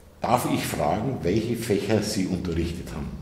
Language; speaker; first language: German; native; German